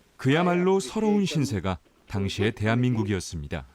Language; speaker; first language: Korean; native; Korean